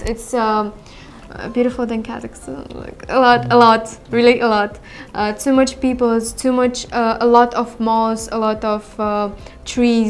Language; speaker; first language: English; non-native, learner; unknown